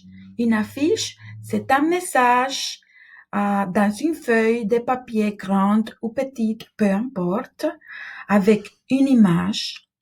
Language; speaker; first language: French; non-native, fluent; Spanish